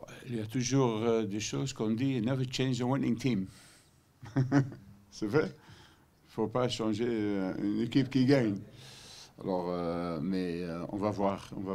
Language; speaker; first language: French; non-native, learner; Dutch